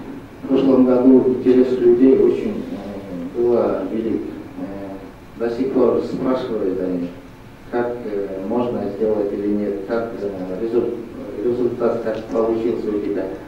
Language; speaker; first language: Russian; non-native, local second language; Kyrgyz